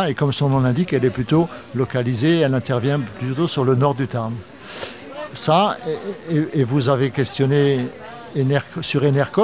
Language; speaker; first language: French; native; French